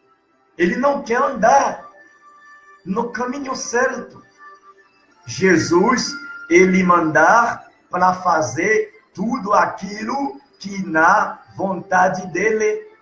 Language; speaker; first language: Portuguese; non-native, learner; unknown